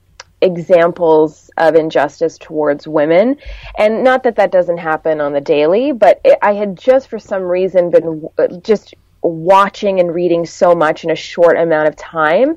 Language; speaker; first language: English; native; English